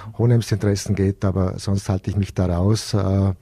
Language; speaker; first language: German; native; German